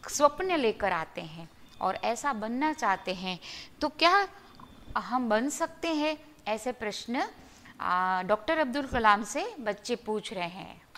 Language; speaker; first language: Hindi; non-native, local second language; Gujarati